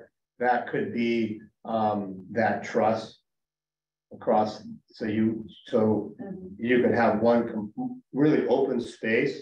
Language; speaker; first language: English; native; English